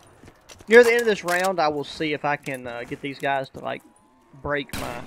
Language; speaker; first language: English; native; English